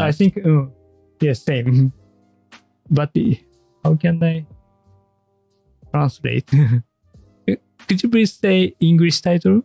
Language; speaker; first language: English; non-native, learner; Japanese